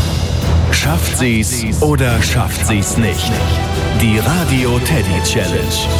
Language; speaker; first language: German; native; German